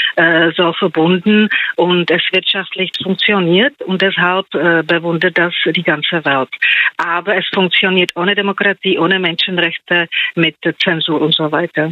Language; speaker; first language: German; non-native, fluent; Czech